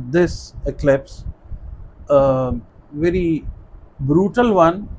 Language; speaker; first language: English; non-native, local second language; Urdu